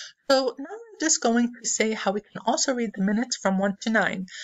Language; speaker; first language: English; non-native, fluent; Arabic